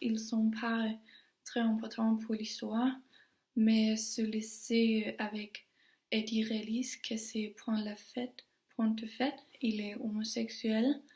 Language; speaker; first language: French; non-native, learner; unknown